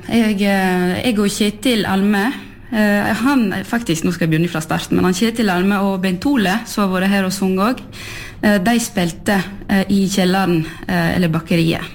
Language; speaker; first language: Norwegian; early bilingual, heritage; French